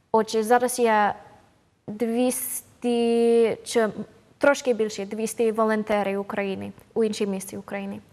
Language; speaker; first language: Ukrainian; non-native, learner; English